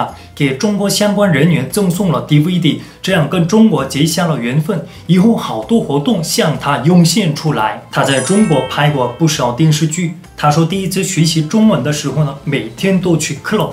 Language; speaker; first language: Chinese; non-native, fluent; Korean